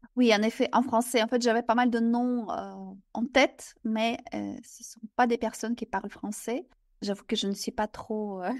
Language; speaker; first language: French; non-native, fluent; Russian